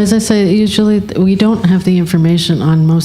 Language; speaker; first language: English; native; English